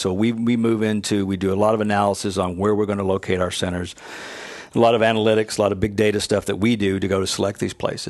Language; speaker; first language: English; native; English